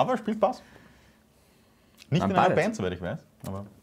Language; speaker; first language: German; native; German